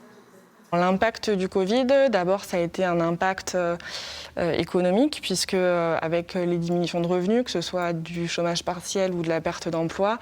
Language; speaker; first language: French; native; French